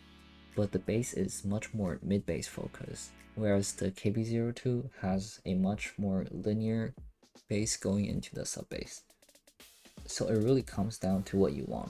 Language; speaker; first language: English; non-native, fluent; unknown